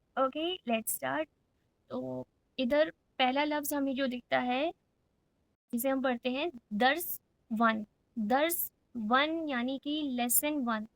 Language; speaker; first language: Hindi; native; Hindi